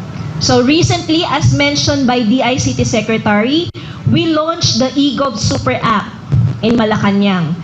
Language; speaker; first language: English; non-native, local second language; Filipino